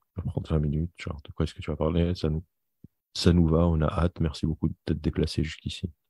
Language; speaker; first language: French; non-native, local second language; Arabic